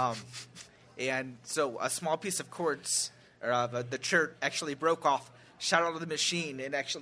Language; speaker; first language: English; native; English